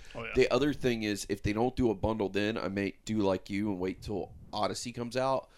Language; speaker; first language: English; native; English